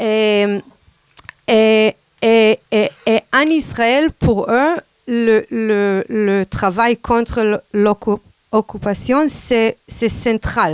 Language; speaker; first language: French; non-native, fluent; Hebrew